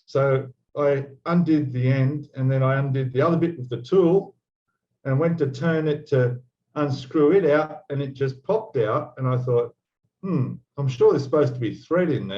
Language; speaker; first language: English; native; English